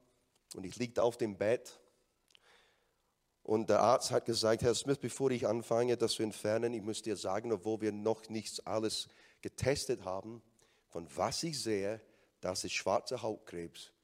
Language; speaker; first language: German; non-native, fluent; English